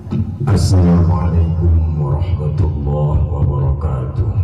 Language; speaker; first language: Indonesian; native; Indonesian